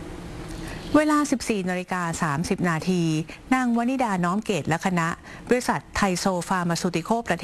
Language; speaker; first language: Thai; native; Thai